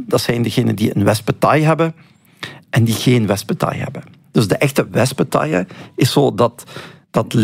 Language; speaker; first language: Dutch; native; Dutch